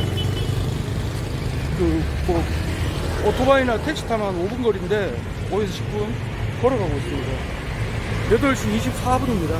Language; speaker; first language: Korean; native; Korean